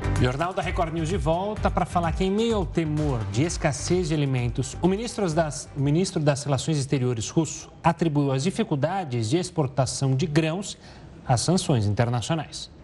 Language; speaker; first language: Portuguese; native; Portuguese